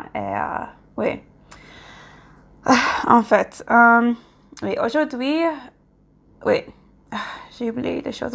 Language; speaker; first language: French; non-native, learner; English